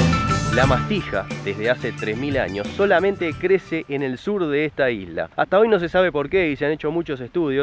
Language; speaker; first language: Spanish; native; Spanish